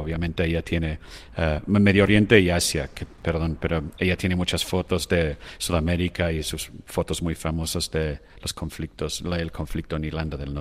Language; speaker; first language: Spanish; non-native, fluent; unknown